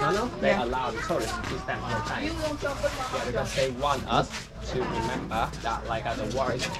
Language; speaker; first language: English; non-native, fluent; Vietnamese